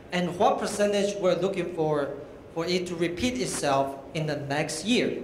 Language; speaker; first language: English; non-native, fluent; Chinese